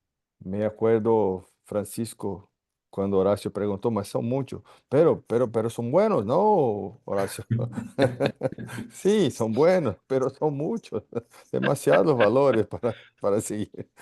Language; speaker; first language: Spanish; non-native, fluent; Portuguese